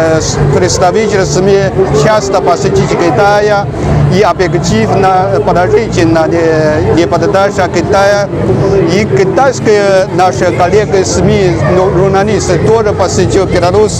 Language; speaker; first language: Russian; non-native, learner; Chinese